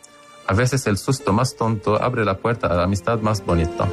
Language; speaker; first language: Spanish; native; Spanish